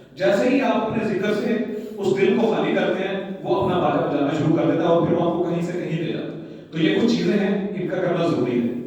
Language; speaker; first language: Urdu; non-native, local second language; Punjabi